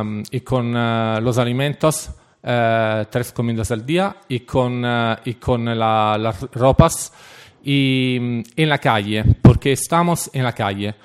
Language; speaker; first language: Spanish; non-native, fluent; Italian